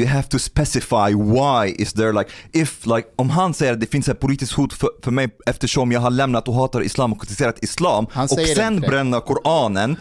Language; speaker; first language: Swedish; non-native, fluent; Arabic